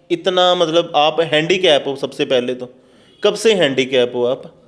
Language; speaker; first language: Hindi; non-native, local second language; Punjabi